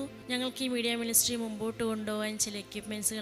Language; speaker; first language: Malayalam; native; Malayalam